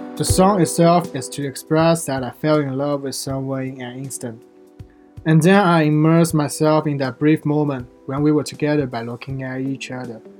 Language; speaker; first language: English; non-native, fluent; Chinese